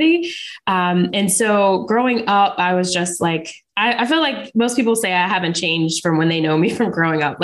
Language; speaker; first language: English; native; English